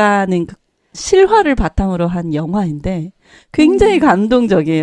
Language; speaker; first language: Korean; native; Korean